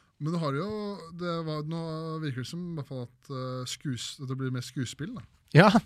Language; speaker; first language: Norwegian; native; Norwegian